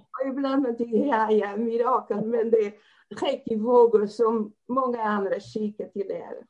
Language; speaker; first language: Swedish; non-native, fluent; Portuguese